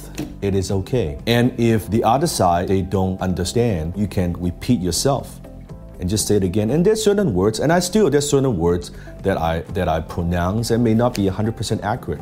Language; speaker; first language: English; non-native, local second language; Cantonese